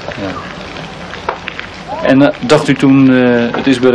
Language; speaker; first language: Dutch; native; Dutch